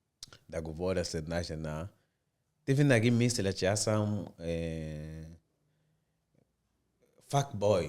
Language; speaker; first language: Bulgarian; non-native, learner; Portuguese